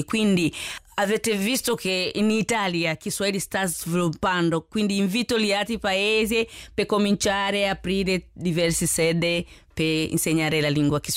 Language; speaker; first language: Italian; non-native, learner; Swahili